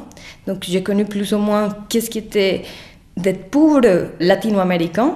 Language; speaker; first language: French; non-native, fluent; Spanish